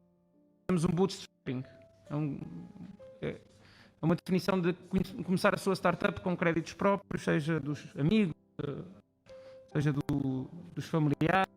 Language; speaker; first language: Portuguese; non-native, local second language; Kabuverdianu